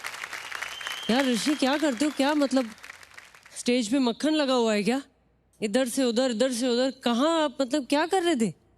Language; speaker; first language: Hindi; native; Hindi